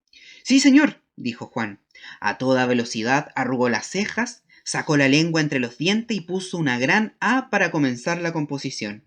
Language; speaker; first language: Spanish; native; Spanish